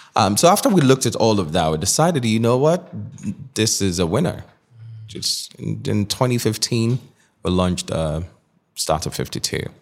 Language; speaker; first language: English; non-native, local second language; Igbo